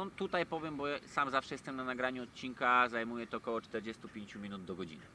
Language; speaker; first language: Polish; native; Polish